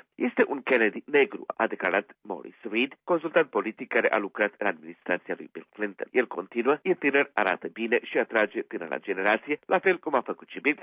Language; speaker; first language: Romanian; native; Romanian